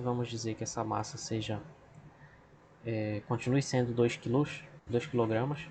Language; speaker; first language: Portuguese; native; Portuguese